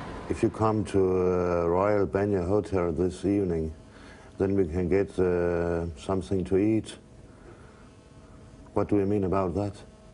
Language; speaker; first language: English; non-native, learner; Danish